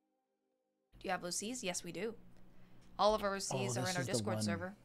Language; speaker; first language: English; native; English